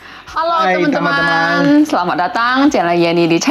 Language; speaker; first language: Indonesian; native; Indonesian